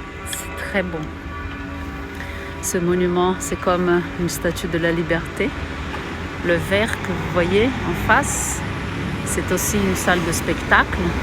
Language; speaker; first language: French; non-native, fluent; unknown